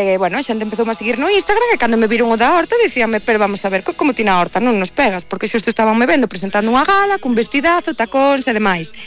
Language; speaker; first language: Galician; native; Galician